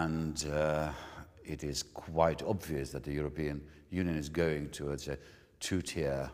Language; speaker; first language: English; non-native, fluent; Hungarian